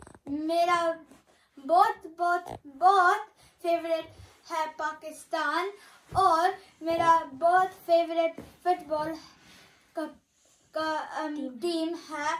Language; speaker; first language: Hindi; early bilingual, heritage; Hindi